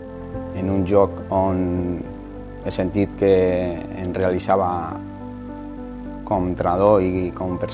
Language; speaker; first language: Catalan; non-native, fluent; Spanish